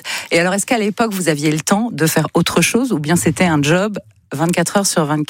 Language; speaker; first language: French; native; French